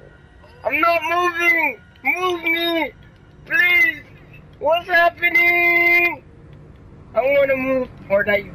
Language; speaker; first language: English; native; English